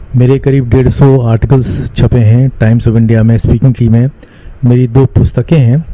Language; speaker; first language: Hindi; native; Hindi